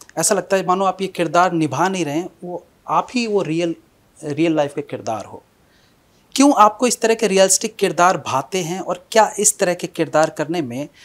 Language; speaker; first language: Hindi; native; Hindi